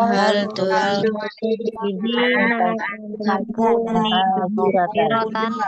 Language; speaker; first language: Arabic; non-native, learner; Indonesian